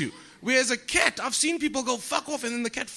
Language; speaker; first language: English; native; English